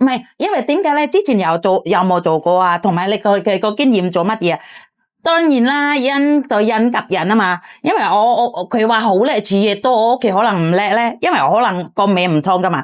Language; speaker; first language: Cantonese; native; Cantonese